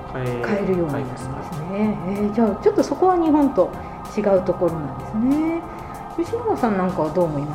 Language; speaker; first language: Japanese; native; Japanese